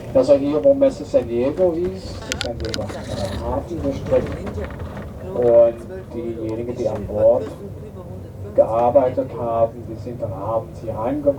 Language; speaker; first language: German; non-native, fluent; English